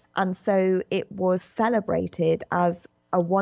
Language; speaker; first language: English; native; English